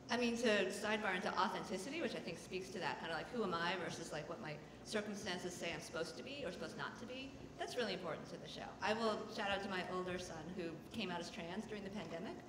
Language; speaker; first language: English; native; English